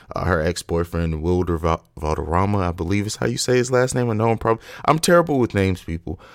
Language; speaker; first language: English; native; English